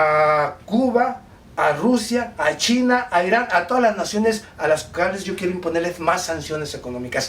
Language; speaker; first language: Spanish; native; Spanish